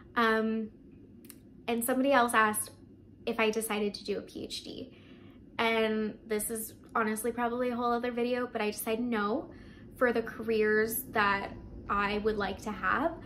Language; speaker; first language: English; native; English